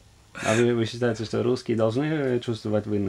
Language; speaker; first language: Russian; non-native, fluent; Norwegian